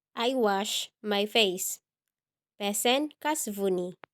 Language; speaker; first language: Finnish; non-native, learner; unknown